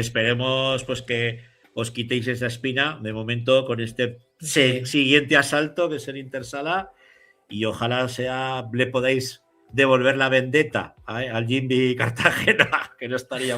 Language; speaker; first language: Spanish; native; Spanish